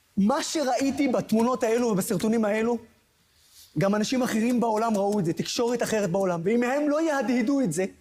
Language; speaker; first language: Hebrew; non-native, local second language; Arabic